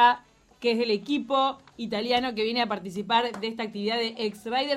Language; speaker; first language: Spanish; native; Spanish